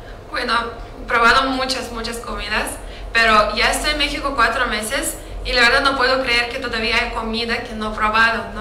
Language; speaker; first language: Spanish; non-native, fluent; Lithuanian